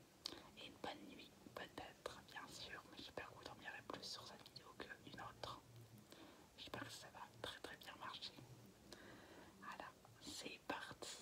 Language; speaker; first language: French; native; French